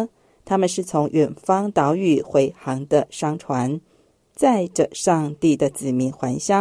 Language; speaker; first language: Chinese; native; Chinese